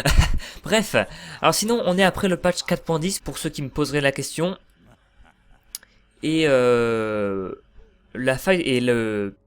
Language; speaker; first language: French; native; French